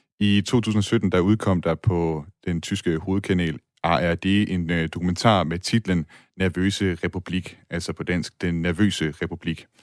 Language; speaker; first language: Danish; native; Danish